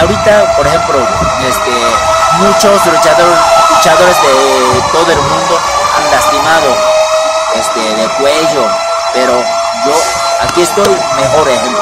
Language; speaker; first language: Spanish; non-native, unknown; Japanese